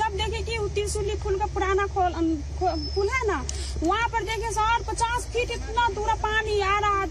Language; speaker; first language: Hindi; non-native, local second language; Bhojpuri